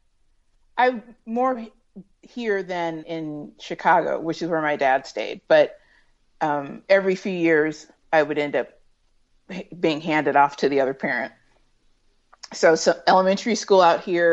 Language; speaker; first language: English; native; English